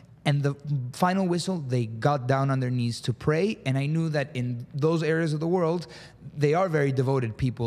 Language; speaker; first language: English; early bilingual, other home language; Spanish